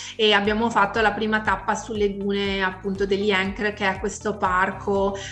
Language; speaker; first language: Italian; native; Italian